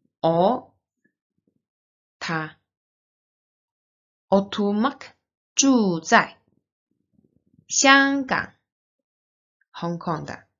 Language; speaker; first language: Chinese; non-native, learner; Turkish